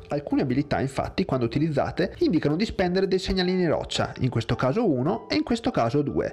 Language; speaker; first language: Italian; native; Italian